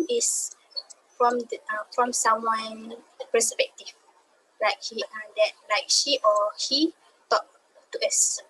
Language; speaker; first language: English; non-native, local second language; Malay